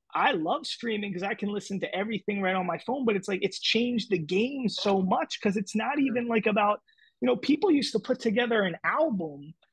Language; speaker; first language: English; native; English